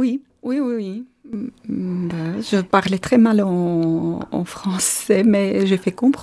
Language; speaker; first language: French; non-native, fluent; Armenian